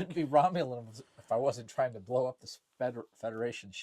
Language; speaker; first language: English; native; English